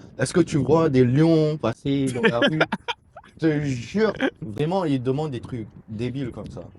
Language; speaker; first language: French; non-native, local second language; Korean